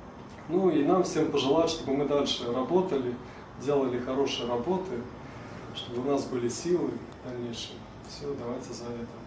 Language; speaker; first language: Russian; native; Russian